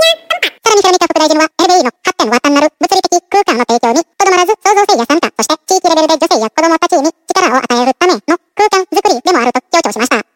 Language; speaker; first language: Japanese; non-native, fluent; Indonesian